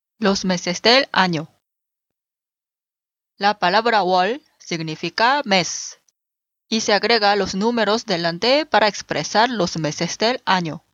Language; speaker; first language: Spanish; non-native, fluent; Korean